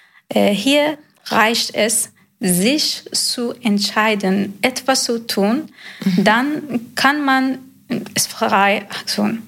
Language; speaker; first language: German; non-native, learner; Persian